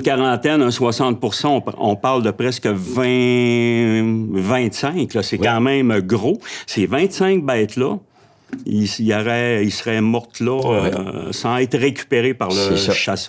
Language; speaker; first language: French; native; French